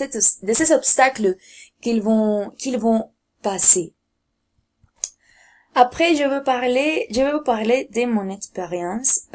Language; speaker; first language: French; non-native, learner; Spanish